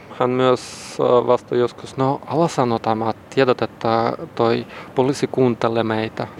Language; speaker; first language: Finnish; non-native, learner; Russian